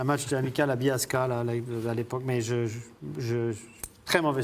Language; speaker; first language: French; native; French